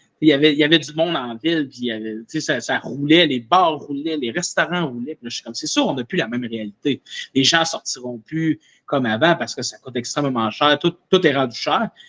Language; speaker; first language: French; native; French